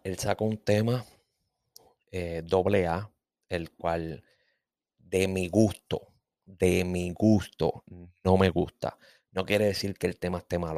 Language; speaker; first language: Spanish; native; Spanish